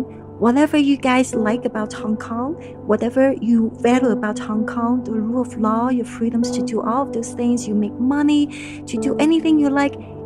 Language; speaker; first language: English; non-native, local second language; Cantonese